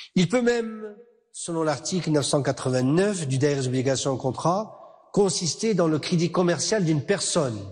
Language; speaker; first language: French; non-native, local second language; Arabic